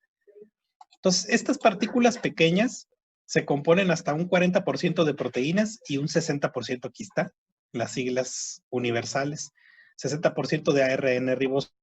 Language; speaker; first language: Spanish; native; Spanish